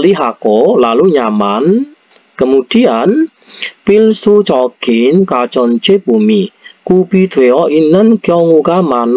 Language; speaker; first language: Korean; non-native, fluent; Indonesian